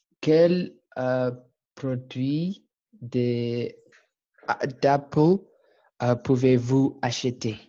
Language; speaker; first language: French; non-native, learner; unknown